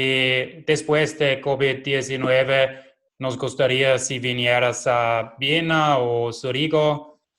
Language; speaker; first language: Spanish; non-native, learner; German